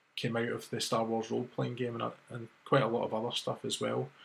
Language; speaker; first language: English; native; English